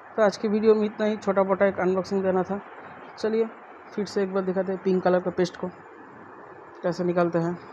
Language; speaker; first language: Hindi; non-native, local second language; Bangla